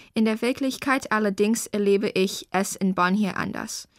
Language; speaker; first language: German; early bilingual, other home language; Chinese